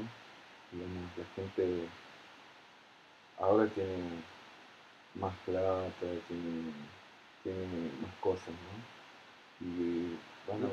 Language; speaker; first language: Spanish; non-native, fluent; Russian